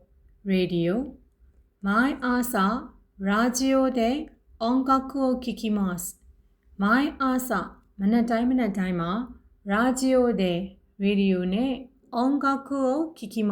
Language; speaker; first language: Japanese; non-native, fluent; Burmese